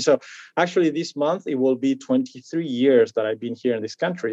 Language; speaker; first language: English; non-native, fluent; Spanish